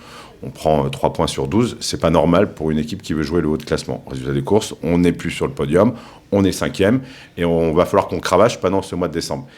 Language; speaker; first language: French; native; French